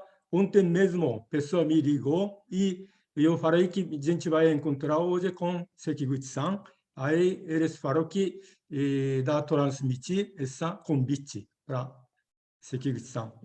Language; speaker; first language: Portuguese; non-native, fluent; Japanese